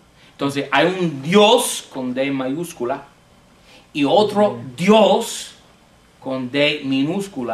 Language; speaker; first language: Spanish; non-native, fluent; English